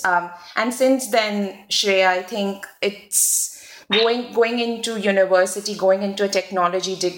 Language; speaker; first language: English; native; English